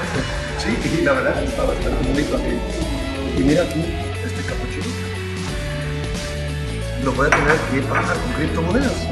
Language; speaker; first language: Spanish; non-native, fluent; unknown